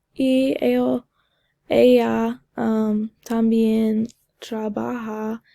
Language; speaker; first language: Spanish; non-native, learner; English